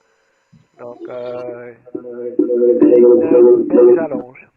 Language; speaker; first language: French; non-native, fluent; German